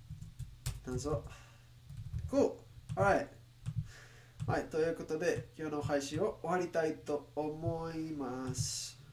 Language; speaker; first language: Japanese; non-native, learner; English